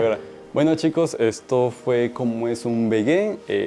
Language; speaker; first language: Spanish; native; Spanish